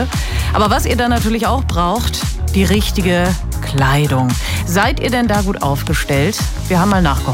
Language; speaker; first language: German; native; German